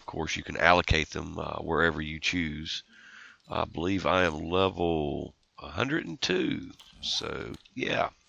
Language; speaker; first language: English; native; English